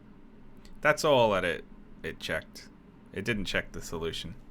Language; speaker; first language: English; native; English